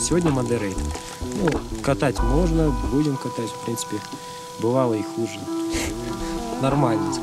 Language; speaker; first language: Russian; native; Russian